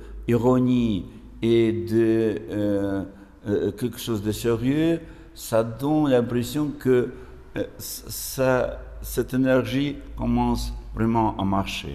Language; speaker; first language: French; non-native, fluent; Russian